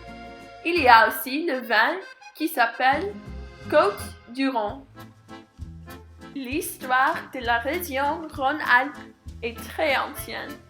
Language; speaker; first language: French; non-native, learner; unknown